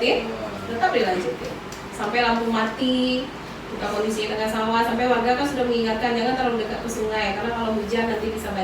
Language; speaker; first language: Indonesian; non-native, local second language; Minangkabau